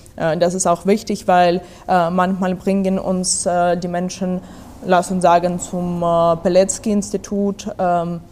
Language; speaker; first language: German; non-native, fluent; Ukrainian